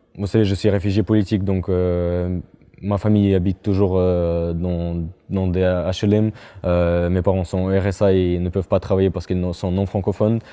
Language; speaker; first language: French; non-native, fluent; Russian